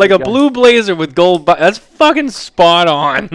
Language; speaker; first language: English; native; English